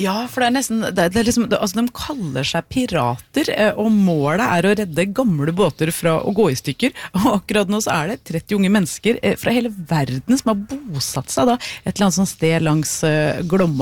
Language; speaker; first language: Norwegian; native; Norwegian